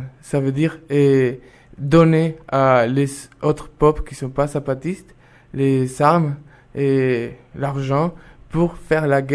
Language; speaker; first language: French; non-native, fluent; Spanish